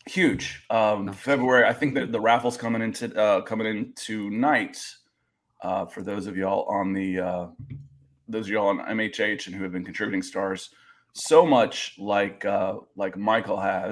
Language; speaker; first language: English; native; English